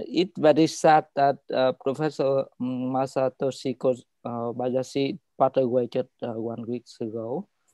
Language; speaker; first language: English; non-native, fluent; Vietnamese